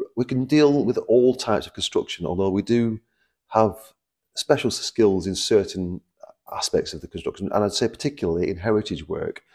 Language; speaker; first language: English; native; English